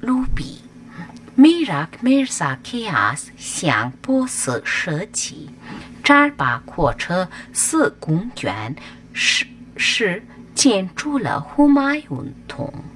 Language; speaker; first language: Chinese; non-native, learner; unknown